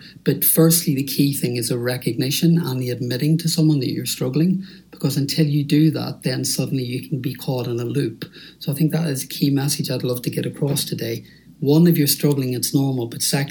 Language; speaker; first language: English; native; English